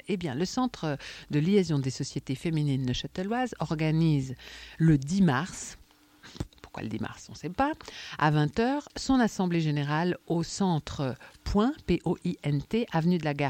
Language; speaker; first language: French; native; French